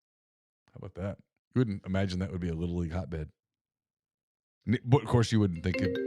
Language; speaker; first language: English; native; English